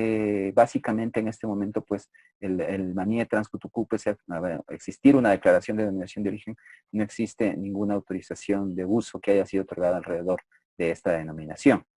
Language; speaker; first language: Spanish; native; Spanish